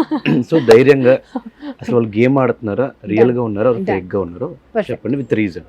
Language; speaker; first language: Telugu; native; Telugu